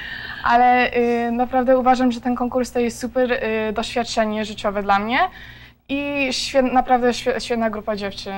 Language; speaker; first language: Polish; early bilingual, heritage; Polish